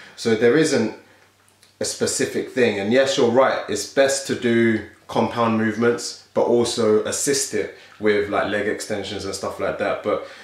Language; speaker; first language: English; native; English